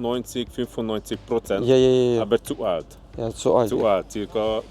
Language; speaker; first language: German; non-native, learner; Hungarian